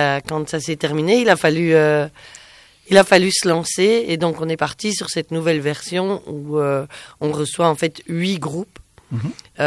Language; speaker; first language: French; native; French